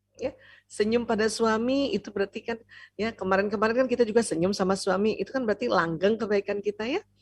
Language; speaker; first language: Indonesian; native; Indonesian